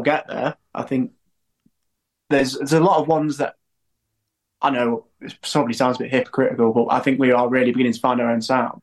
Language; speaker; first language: English; native; English